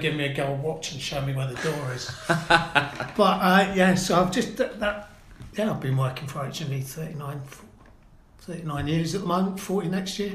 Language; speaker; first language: English; native; English